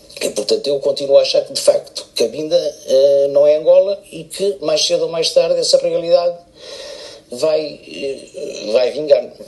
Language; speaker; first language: Portuguese; native; Portuguese